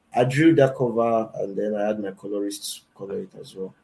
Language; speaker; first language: English; non-native, local second language; Yoruba